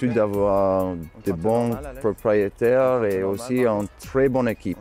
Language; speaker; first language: French; non-native, fluent; English